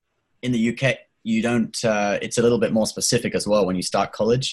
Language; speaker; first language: English; native; English